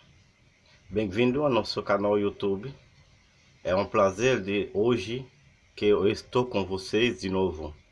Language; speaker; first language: Portuguese; non-native, learner; Haitian Creole